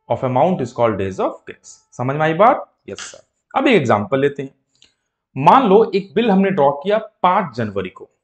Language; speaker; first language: Hindi; native; Hindi